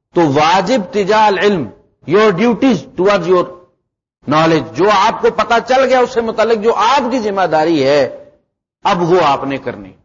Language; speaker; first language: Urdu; non-native, local second language; Punjabi